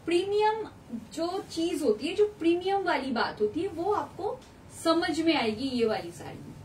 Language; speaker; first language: Hindi; non-native, local second language; Bangla